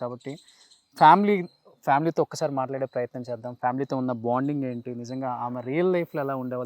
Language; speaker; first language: Telugu; native; Telugu